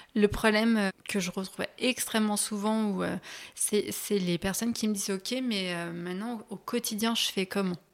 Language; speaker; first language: French; native; French